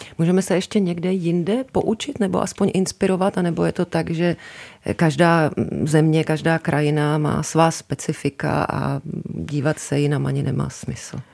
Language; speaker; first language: Czech; native; Czech